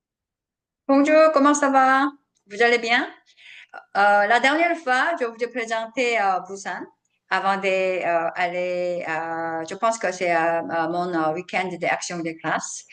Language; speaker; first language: French; non-native, fluent; Korean